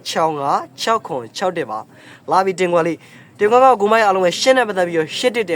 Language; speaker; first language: Burmese; native; Burmese